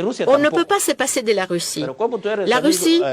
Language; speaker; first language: French; non-native, local second language; Portuguese